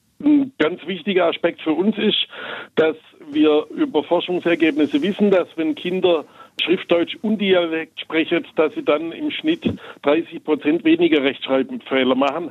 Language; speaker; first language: German; native; German